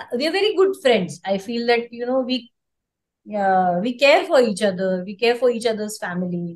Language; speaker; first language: Hindi; non-native, local second language; Marathi